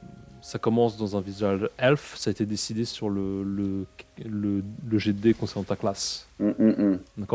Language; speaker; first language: French; native; French